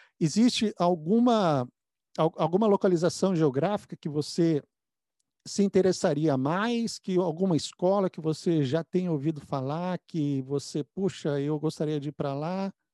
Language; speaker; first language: Portuguese; native; Portuguese